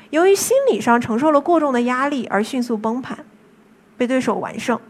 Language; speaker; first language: Chinese; native; Chinese